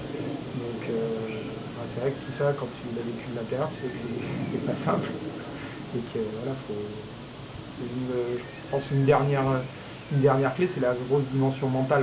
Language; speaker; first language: French; native; French